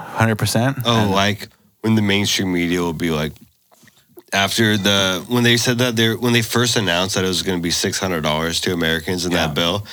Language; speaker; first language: English; native; English